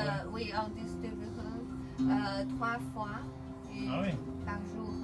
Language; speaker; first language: French; non-native, learner; Chinese